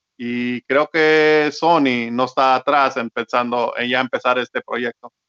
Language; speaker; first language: Spanish; early bilingual, heritage; Spanish